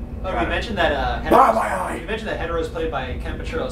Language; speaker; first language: English; native; English